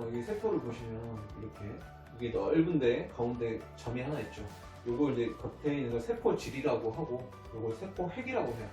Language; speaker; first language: Korean; native; Korean